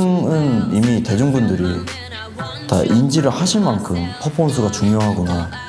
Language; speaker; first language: Korean; native; Korean